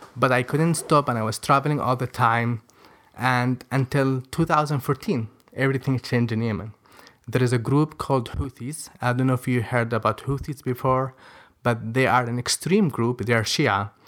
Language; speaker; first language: English; non-native, fluent; Arabic